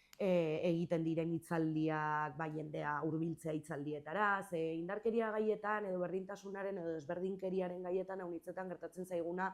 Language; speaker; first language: Basque; native; Basque